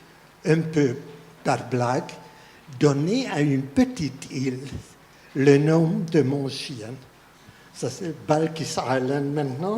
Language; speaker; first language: French; non-native, fluent; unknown